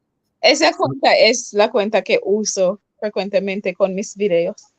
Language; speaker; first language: Spanish; non-native, fluent; English